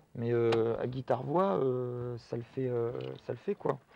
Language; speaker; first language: French; native; French